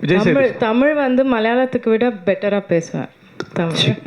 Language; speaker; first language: Tamil; non-native, local second language; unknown